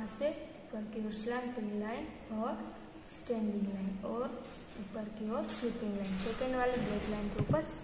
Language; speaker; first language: Hindi; non-native, local second language; Gujarati